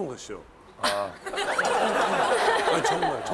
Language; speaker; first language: Korean; native; Korean